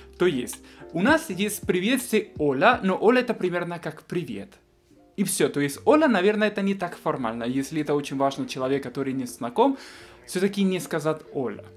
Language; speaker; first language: Russian; non-native, fluent; Spanish